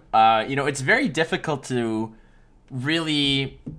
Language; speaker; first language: English; native; English